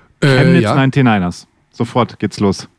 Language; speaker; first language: German; native; German